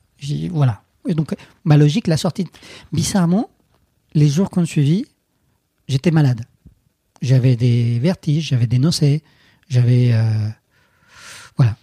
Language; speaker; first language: French; non-native, fluent; Spanish